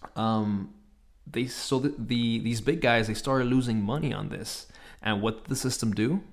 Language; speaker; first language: English; native; English